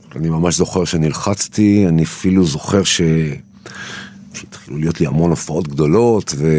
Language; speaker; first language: Hebrew; early bilingual, other home language; Turkish